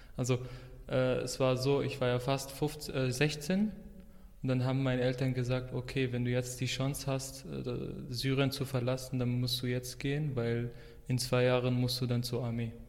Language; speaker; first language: German; non-native, fluent; Arabic